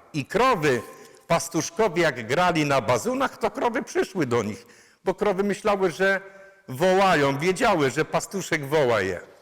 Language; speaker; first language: Polish; non-native, local second language; Kashubian